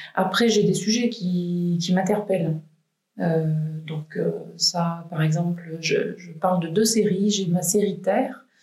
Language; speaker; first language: French; native; French